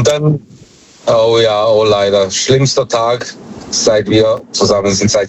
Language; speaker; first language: German; early bilingual, other home language; Turkish